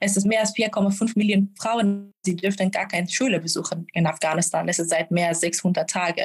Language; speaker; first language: German; non-native, fluent; Persian